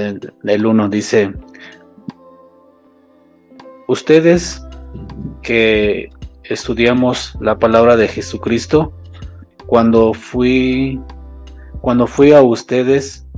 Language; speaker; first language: Spanish; non-native, local second language; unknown